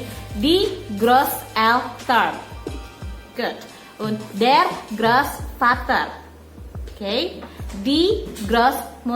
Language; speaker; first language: German; non-native, learner; Indonesian